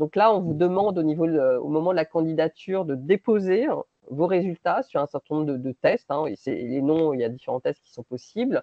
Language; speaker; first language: French; native; French